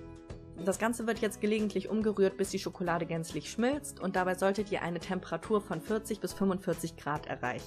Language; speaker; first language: German; native; German